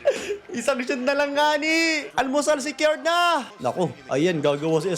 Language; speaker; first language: Filipino; native; Filipino